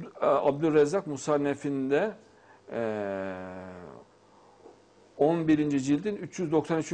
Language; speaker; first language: Turkish; native; Turkish